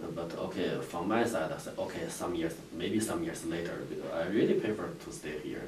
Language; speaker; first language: English; non-native, learner; Chinese